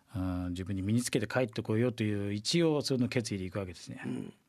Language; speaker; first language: Japanese; native; Japanese